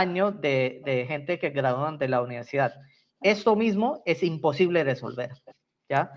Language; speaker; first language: Spanish; non-native, fluent; Tamil